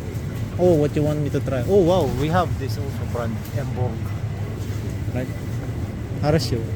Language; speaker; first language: English; non-native, learner; Filipino